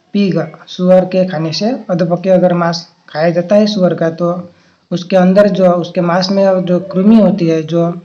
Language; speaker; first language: Hindi; non-native, local second language; Marathi